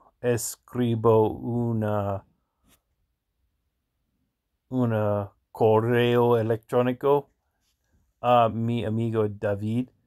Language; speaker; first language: Spanish; non-native, learner; English